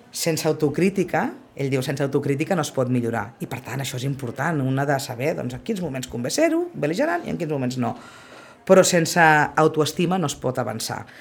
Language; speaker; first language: Catalan; native; Catalan